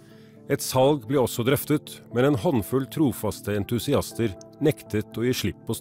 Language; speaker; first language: Norwegian; native; Norwegian